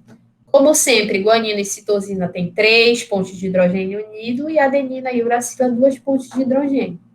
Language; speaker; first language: Portuguese; native; Portuguese